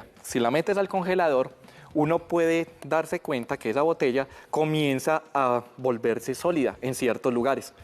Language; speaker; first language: Spanish; native; Spanish